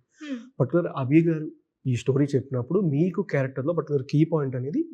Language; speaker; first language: Telugu; native; Telugu